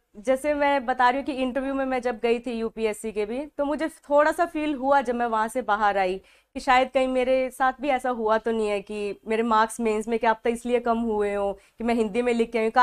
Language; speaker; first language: Hindi; non-native, local second language; Punjabi